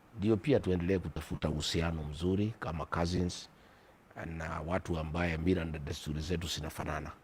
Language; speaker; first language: Swahili; non-native, local second language; Kikuyu